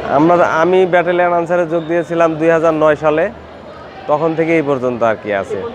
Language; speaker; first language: Bangla; native; Bangla